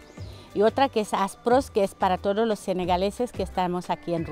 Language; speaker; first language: Spanish; non-native, fluent; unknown